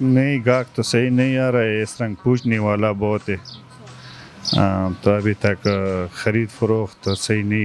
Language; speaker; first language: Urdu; non-native, local second language; Pashto